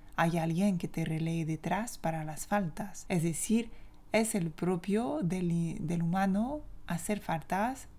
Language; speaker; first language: Spanish; non-native, fluent; French